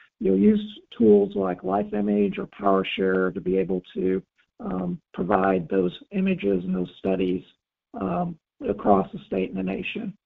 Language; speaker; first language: English; native; English